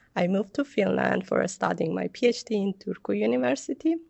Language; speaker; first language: English; non-native, fluent; Persian